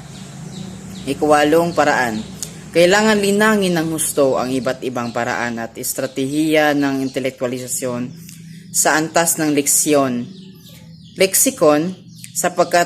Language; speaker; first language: Filipino; non-native, local second language; Cebuano